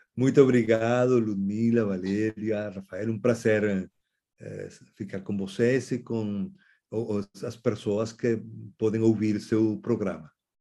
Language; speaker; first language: Portuguese; non-native, fluent; Spanish